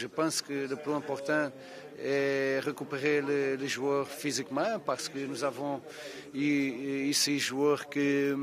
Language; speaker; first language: French; non-native, fluent; Portuguese